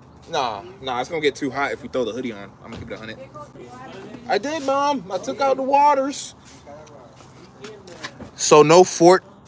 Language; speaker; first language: English; native; English